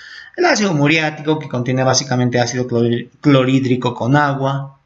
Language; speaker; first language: Spanish; native; Spanish